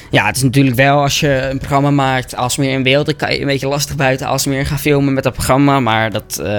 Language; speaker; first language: Dutch; native; Dutch